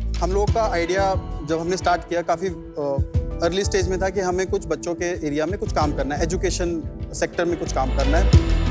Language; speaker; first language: Hindi; native; Hindi